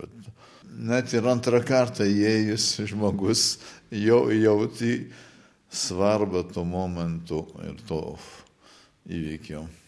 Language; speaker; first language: Lithuanian; early bilingual, heritage; Lithuanian